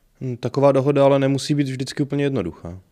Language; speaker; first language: Czech; native; Czech